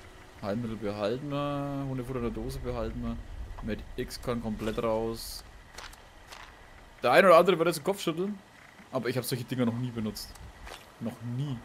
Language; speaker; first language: German; native; German